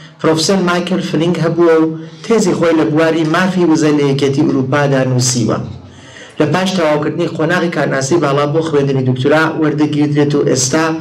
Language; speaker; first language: Central Kurdish; native; Central Kurdish